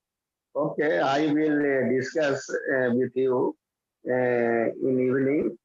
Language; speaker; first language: English; non-native, learner; Hindi